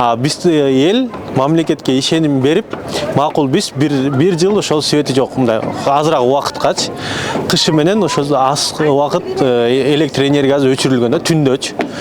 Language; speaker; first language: Kyrgyz; native; Kyrgyz